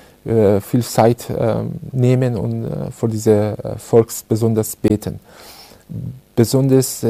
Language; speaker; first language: German; non-native, learner; Persian